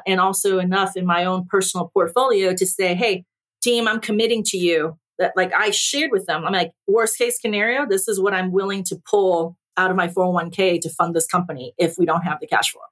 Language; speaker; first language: English; early bilingual, other home language; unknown